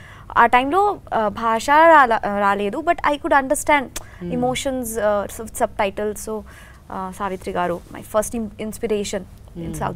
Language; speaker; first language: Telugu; non-native, learner; Bangla